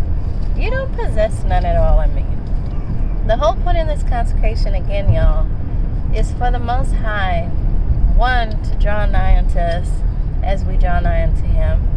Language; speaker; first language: English; native; English